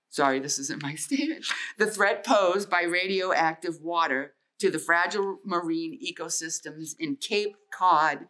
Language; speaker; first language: English; native; English